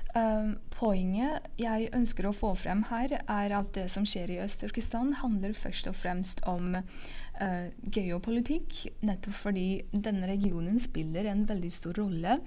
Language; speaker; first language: Norwegian; non-native, fluent; Uyghur